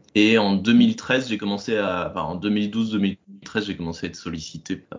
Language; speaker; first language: French; native; French